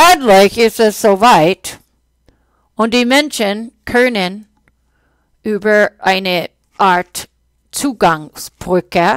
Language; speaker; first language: German; non-native, fluent; English